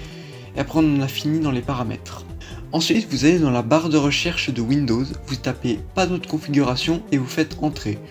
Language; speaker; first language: French; native; French